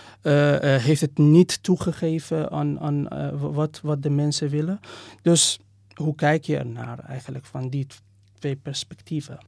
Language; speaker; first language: Dutch; non-native, fluent; Persian